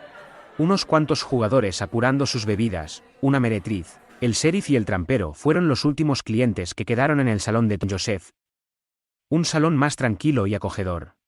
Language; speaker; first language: Spanish; native; Spanish